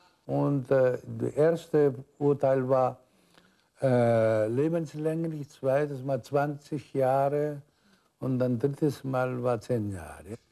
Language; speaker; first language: German; non-native, fluent; Korean